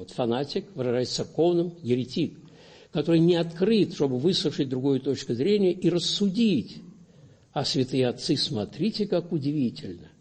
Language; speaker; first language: Russian; native; Russian